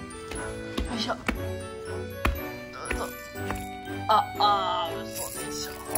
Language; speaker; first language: Japanese; native; Japanese